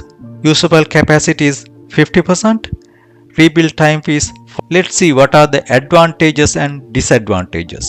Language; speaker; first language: English; non-native, fluent; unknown